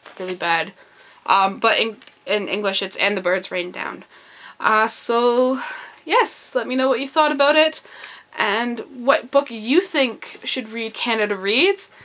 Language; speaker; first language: English; native; English